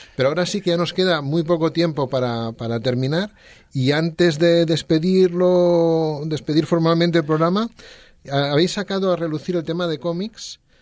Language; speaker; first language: Spanish; non-native, local second language; Catalan